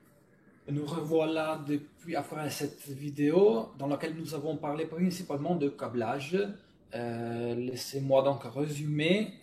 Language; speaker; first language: French; non-native, fluent; Italian